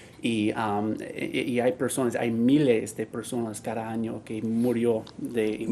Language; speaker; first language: Spanish; non-native, learner; English